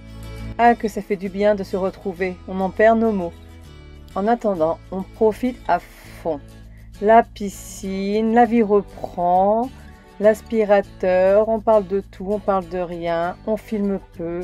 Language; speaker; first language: French; native; French